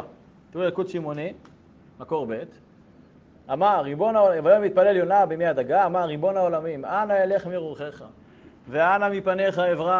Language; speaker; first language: Hebrew; native; Hebrew